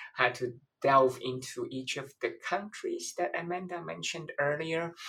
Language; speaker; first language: English; non-native, fluent; Chinese